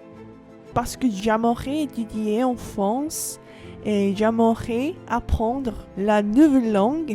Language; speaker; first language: French; non-native, learner; Korean